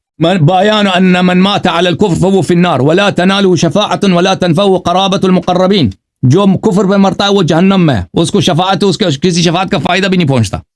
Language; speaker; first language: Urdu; non-native, fluent; Persian